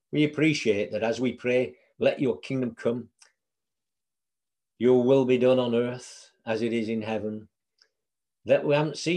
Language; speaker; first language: English; native; English